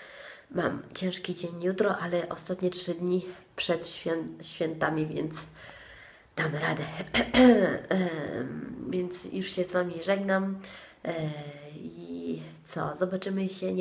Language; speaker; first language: Polish; non-native, fluent; Italian